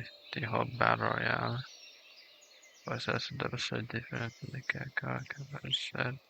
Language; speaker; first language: Spanish; non-native, learner; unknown